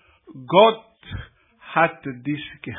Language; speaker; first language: German; non-native, learner; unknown